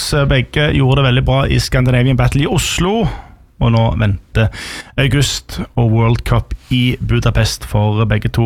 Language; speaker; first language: Norwegian; native; Norwegian